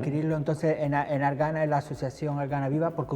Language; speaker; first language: Spanish; native; Spanish